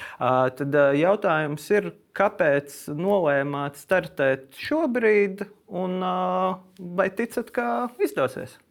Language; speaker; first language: Latvian; native; Latvian